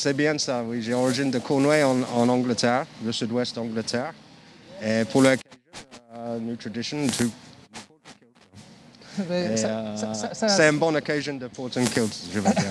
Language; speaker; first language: French; non-native, learner; English